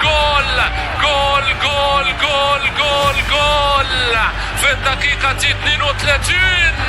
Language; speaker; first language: Arabic; native; Arabic